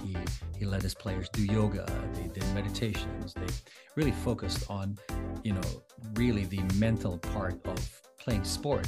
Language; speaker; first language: English; non-native, local second language; Filipino